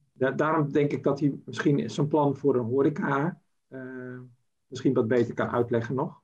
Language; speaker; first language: Dutch; native; Dutch